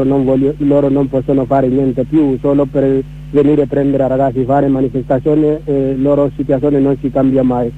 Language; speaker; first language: Italian; non-native, learner; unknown